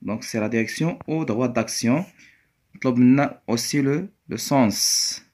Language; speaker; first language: French; non-native, local second language; Arabic